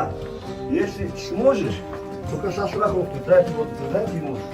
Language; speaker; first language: Russian; non-native, local second language; Uzbek